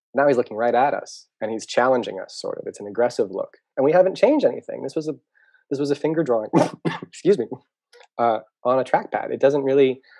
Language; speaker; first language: English; native; English